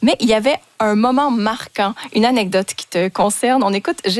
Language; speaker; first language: French; native; French